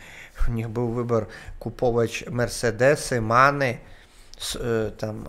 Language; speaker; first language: Polish; non-native, learner; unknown